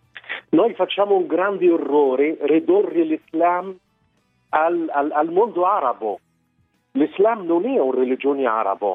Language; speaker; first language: Italian; non-native, fluent; Arabic